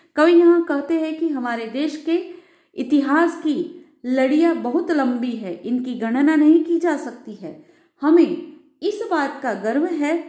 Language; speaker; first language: Hindi; non-native, local second language; Gujarati